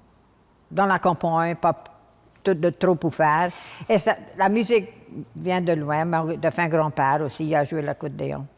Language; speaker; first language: French; non-native, local second language; English